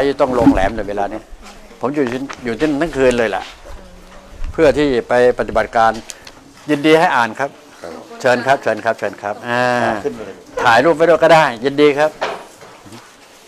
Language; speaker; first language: Thai; native; Thai